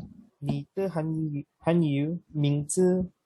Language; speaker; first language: Chinese; non-native, learner; Malay